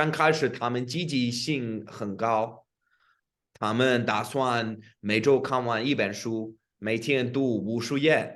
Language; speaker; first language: Chinese; non-native, fluent; English